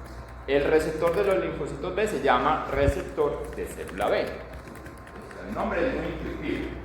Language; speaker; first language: Spanish; native; Spanish